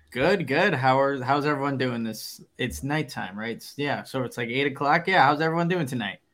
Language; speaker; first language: English; native; English